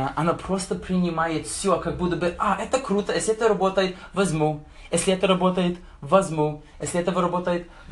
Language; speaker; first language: Russian; non-native, learner; English